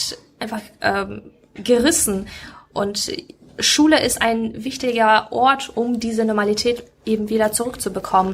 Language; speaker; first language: German; non-native, fluent; Ukrainian